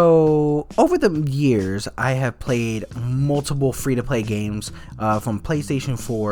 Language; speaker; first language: English; native; English